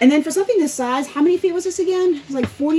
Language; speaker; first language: English; native; English